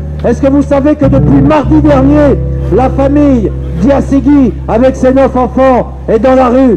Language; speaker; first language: French; native; French